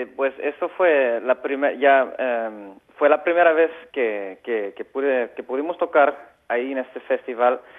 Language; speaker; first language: Spanish; non-native, fluent; Dutch